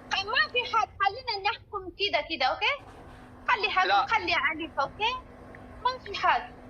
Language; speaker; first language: Arabic; non-native, learner; Oromo